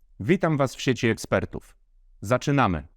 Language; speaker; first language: Polish; native; Polish